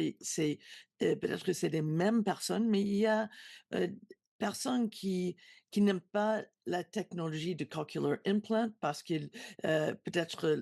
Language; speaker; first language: French; non-native, learner; English